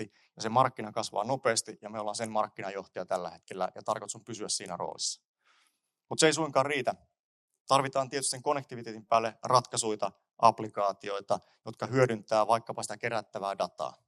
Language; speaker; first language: Finnish; native; Finnish